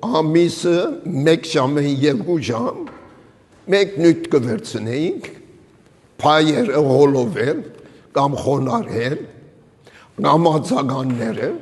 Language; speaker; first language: Armenian; early bilingual, heritage; Armenian